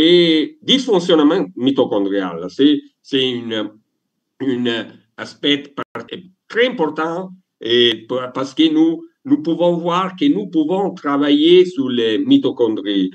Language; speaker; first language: French; non-native, learner; Italian